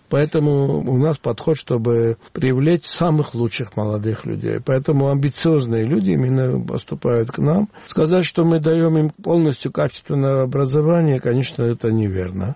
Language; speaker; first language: Russian; non-native, local second language; Georgian